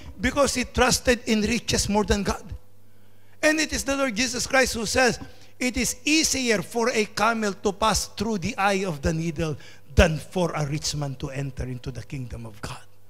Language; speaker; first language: English; non-native, local second language; Filipino